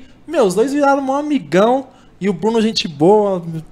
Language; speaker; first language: Portuguese; native; Portuguese